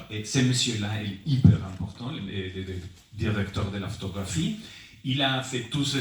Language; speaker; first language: French; non-native, fluent; Spanish